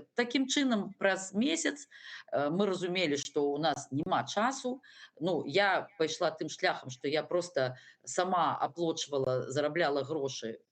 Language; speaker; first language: Belarusian; non-native, local second language; Russian